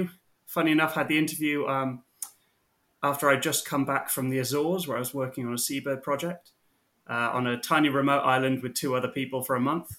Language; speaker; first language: English; native; English